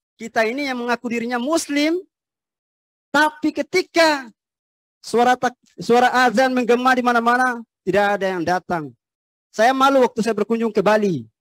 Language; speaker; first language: Indonesian; native; Indonesian